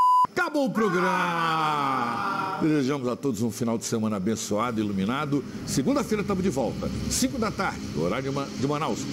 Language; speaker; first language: Portuguese; native; Portuguese